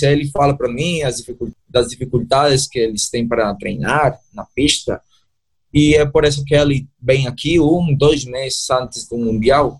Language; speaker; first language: Portuguese; non-native, learner; Spanish